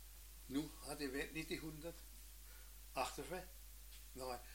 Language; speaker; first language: Norwegian; non-native, learner; German